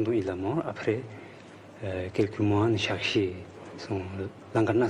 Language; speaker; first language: French; non-native, learner; Tibetan